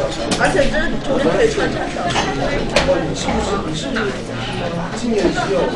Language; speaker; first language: Chinese; native; Chinese